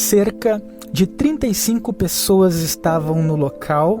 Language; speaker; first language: Portuguese; native; Portuguese